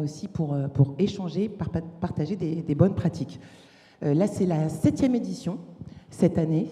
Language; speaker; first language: French; native; French